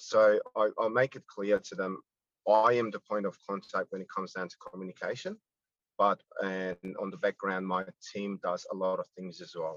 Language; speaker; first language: English; non-native, fluent; Greek